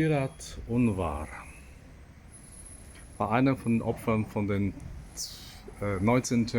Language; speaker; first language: German; non-native, fluent; Polish